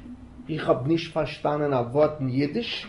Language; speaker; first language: Hebrew; non-native, fluent; English